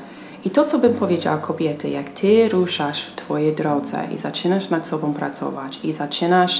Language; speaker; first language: Polish; non-native, fluent; English